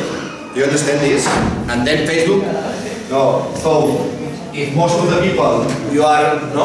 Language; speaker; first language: English; non-native, fluent; Catalan